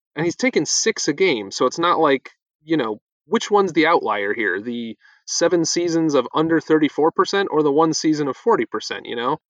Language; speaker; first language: English; native; English